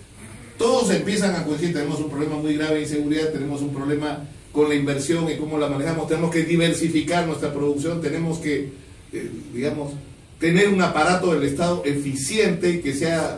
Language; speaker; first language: Spanish; native; Spanish